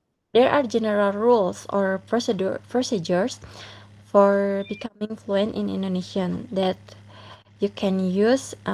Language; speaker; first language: English; non-native, learner; Indonesian